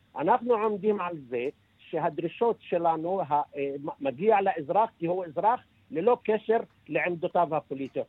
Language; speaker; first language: Hebrew; non-native, local second language; Arabic